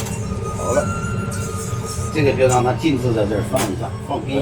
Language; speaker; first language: Chinese; native; Chinese